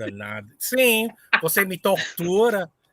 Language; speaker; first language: Portuguese; non-native, learner; English